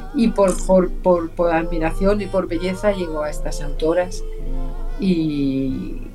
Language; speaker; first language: Spanish; native; Spanish